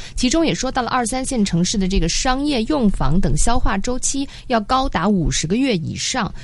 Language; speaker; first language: Chinese; native; Chinese